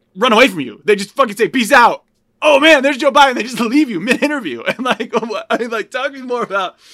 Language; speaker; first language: English; native; English